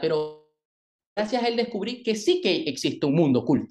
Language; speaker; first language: Spanish; native; Spanish